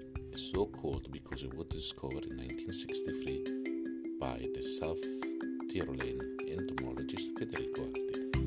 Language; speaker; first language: English; non-native, fluent; Italian